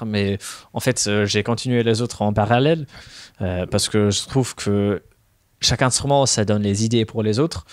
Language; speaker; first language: French; non-native, fluent; English